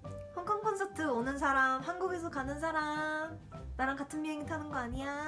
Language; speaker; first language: Korean; early bilingual, heritage; Korean